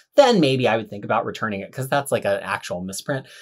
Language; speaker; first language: English; native; English